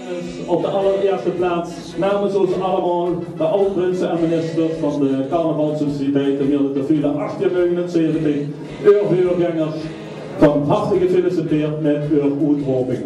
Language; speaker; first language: Dutch; native; Dutch